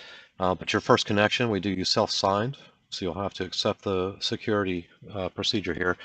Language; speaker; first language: English; native; English